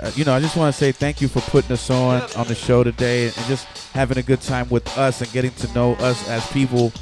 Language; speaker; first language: English; early bilingual, other home language; Spanish